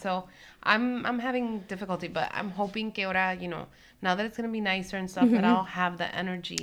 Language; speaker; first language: English; early bilingual, other home language; Spanish